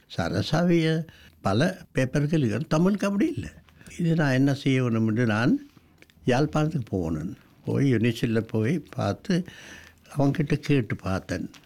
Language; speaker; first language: Tamil; non-native, local second language; Sinhala